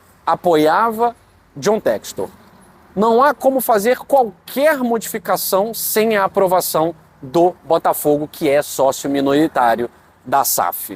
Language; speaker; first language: Portuguese; native; Portuguese